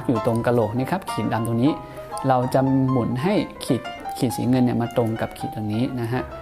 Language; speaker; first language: Thai; native; Thai